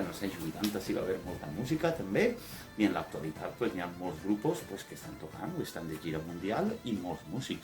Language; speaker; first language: Catalan; native; Catalan